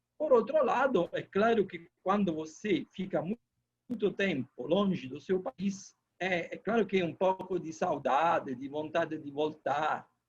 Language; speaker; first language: Portuguese; non-native, fluent; Italian